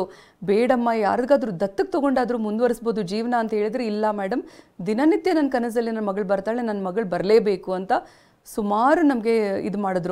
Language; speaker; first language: Kannada; native; Kannada